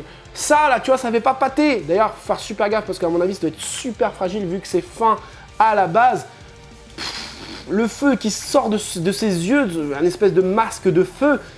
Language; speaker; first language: French; native; French